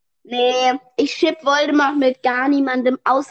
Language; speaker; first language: German; native; German